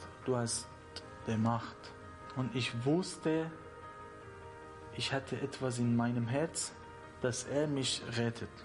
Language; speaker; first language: German; non-native, learner; Persian